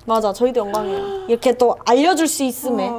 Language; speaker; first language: Korean; native; Korean